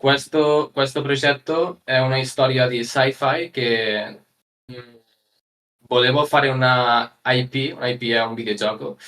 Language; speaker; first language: Italian; non-native, learner; Spanish